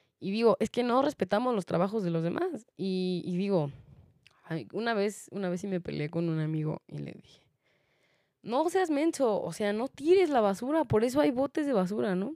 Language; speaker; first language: Spanish; native; Spanish